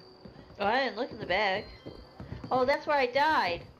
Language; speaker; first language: English; native; English